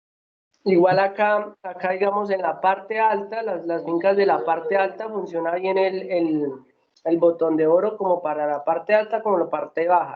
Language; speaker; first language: Spanish; native; Spanish